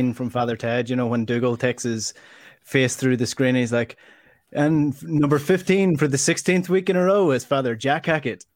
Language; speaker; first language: English; native; English